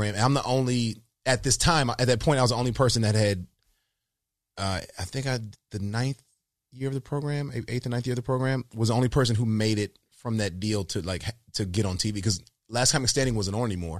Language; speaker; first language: English; native; English